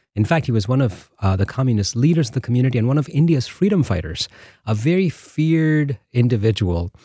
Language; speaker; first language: English; non-native, local second language; Tamil